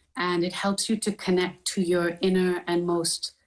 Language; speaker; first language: English; native; English